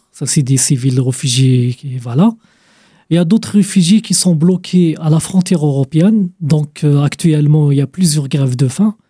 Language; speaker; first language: French; non-native, fluent; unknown